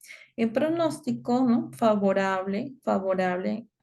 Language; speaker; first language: Spanish; native; Spanish